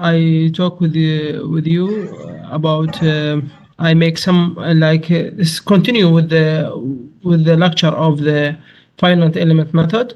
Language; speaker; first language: English; non-native, learner; Arabic